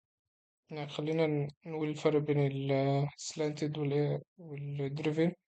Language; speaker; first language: Arabic; native; Arabic